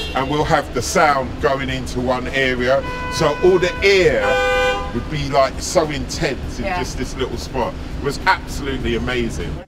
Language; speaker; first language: English; native; English